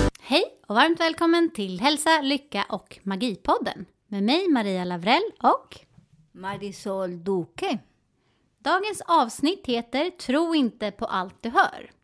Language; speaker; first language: Swedish; non-native, fluent; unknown